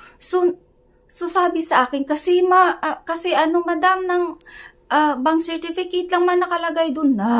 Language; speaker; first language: Filipino; non-native, local second language; Hiligaynon